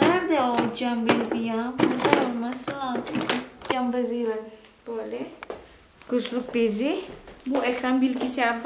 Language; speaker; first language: Turkish; non-native, learner; Indonesian